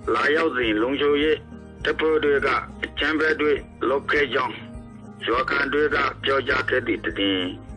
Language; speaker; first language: Burmese; non-native, local second language; Rohingya